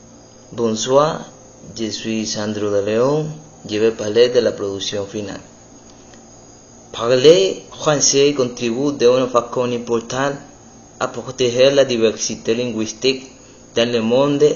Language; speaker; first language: French; non-native, learner; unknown